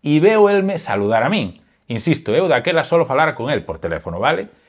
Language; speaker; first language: Spanish; non-native, local second language; Galician